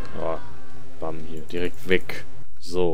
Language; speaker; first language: German; native; German